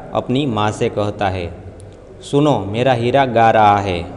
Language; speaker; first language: Hindi; non-native, local second language; Gujarati